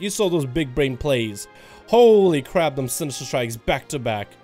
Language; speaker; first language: English; native; English